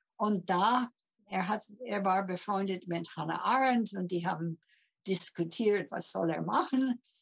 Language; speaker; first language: German; early bilingual, heritage; English